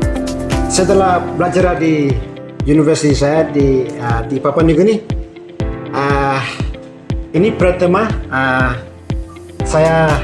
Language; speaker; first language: Indonesian; non-native, learner; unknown